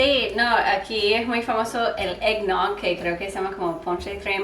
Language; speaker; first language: Spanish; non-native, learner; English